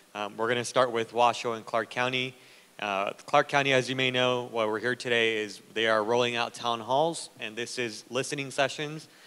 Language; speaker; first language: English; early bilingual, other home language; Spanish